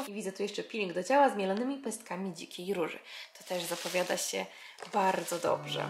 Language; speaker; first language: Polish; native; Polish